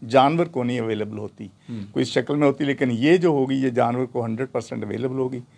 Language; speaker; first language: Urdu; non-native, local second language; Punjabi